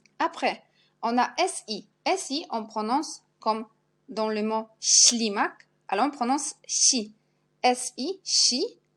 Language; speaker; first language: French; non-native, fluent; Polish